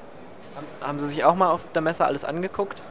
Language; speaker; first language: German; native; German